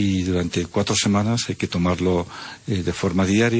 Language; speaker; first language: Spanish; native; Spanish